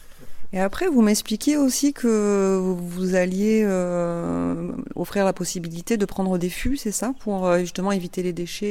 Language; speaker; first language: French; native; French